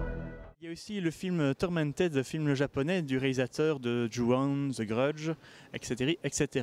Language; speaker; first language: French; native; French